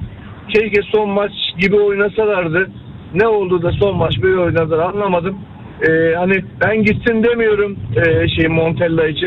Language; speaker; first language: Turkish; native; Turkish